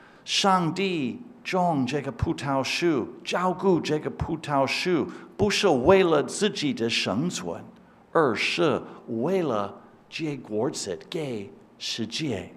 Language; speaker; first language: Chinese; non-native, fluent; English